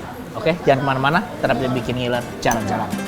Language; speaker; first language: Indonesian; native; Indonesian